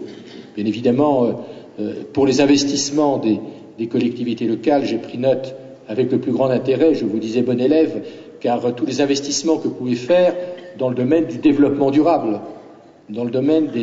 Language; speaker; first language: French; native; French